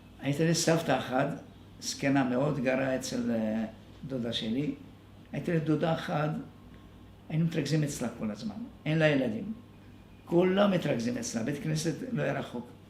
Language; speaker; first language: Hebrew; non-native, fluent; Arabic